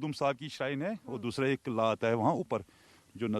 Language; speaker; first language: Hindi; non-native, local second language; Kashmiri